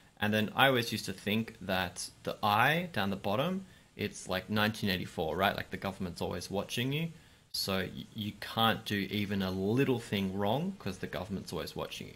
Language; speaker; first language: English; native; English